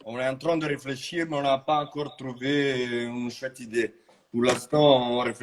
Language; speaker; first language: French; non-native, fluent; Italian